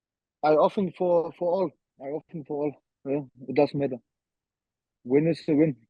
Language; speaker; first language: English; non-native, learner; German